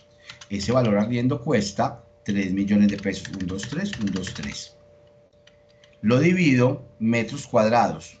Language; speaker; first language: Spanish; native; Spanish